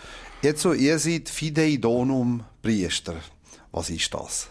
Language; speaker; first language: German; native; German